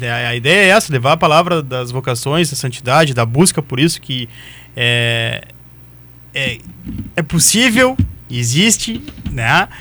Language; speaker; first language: Portuguese; native; Portuguese